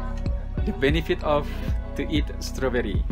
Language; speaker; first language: English; non-native, local second language; Malay